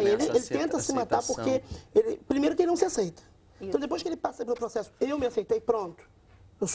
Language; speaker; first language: Portuguese; native; Portuguese